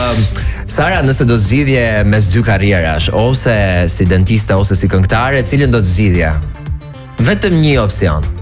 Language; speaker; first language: Albanian; native; Albanian